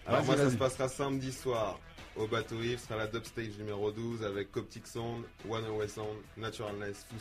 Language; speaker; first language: French; native; French